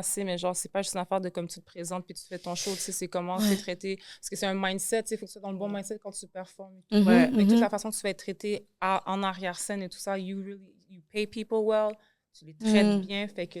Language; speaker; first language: French; native; French